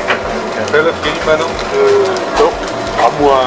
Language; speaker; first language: French; non-native, learner; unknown